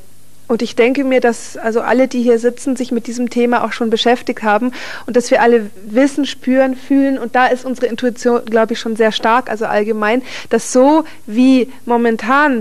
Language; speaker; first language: German; native; German